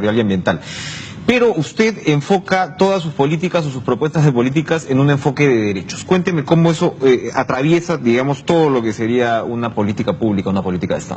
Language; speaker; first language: Spanish; native; Spanish